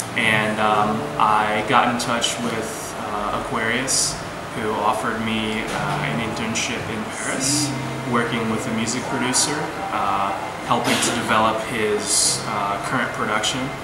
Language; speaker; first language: English; native; English